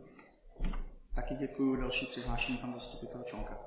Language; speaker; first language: Czech; native; Czech